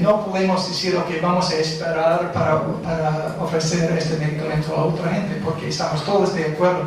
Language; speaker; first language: Spanish; non-native, fluent; English